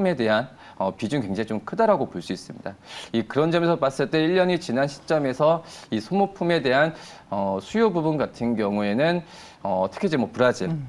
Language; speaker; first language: Korean; native; Korean